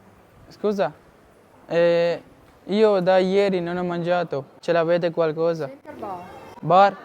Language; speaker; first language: Italian; non-native, learner; Urdu